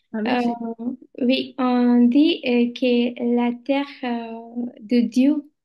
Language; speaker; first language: French; non-native, learner; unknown